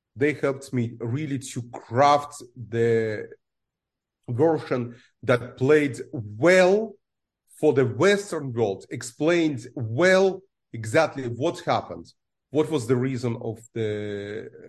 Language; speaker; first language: English; non-native, fluent; Russian